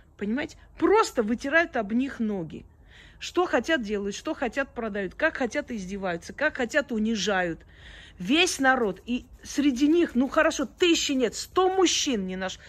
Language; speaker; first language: Russian; early bilingual, other home language; Armenian